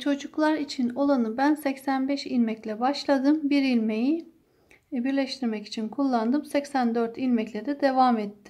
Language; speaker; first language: Turkish; native; Turkish